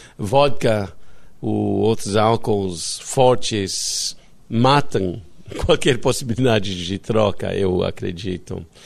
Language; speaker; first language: Portuguese; non-native, fluent; English